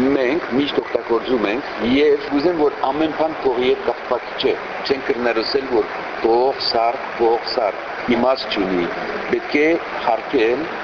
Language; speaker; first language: Armenian; early bilingual, heritage; Armenian